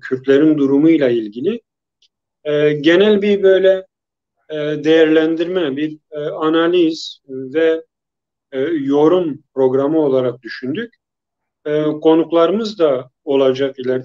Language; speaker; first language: Turkish; non-native, local second language; Kurdish